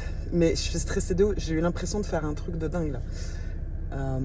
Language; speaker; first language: French; native; French